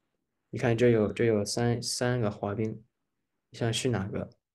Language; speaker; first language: Chinese; early bilingual, heritage; English